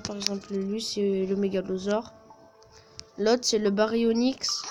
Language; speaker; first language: French; native; French